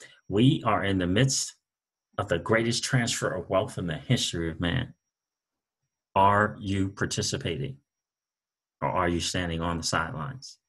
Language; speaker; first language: English; native; English